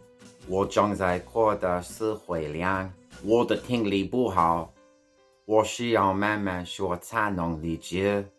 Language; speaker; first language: Chinese; non-native, learner; English